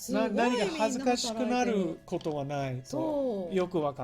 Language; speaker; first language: Japanese; non-native, fluent; English